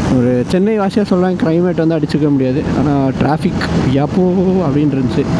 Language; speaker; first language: Tamil; non-native, local second language; Malayalam